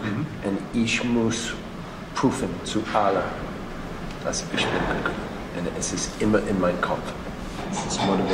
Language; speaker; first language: German; non-native, learner; English